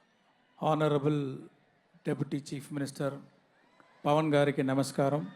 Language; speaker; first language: Telugu; non-native, fluent; Tamil